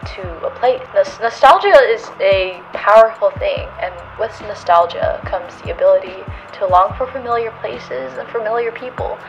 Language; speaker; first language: English; native; English